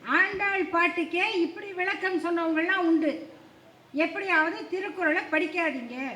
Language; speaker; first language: Tamil; native; Tamil